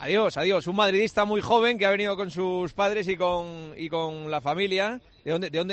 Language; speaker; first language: Spanish; native; Spanish